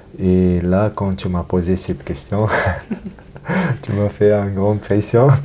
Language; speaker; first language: French; non-native, learner; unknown